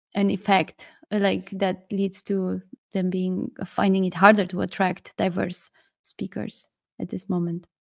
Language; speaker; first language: English; non-native, fluent; Romanian